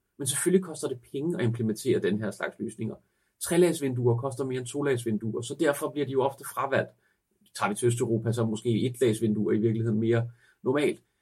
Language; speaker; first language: Danish; native; Danish